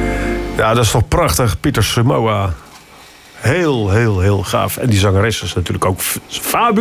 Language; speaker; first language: Dutch; native; Dutch